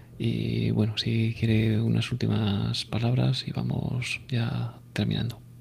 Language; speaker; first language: Spanish; native; Spanish